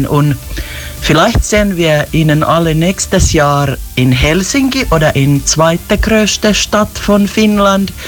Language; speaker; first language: German; non-native, learner; Finnish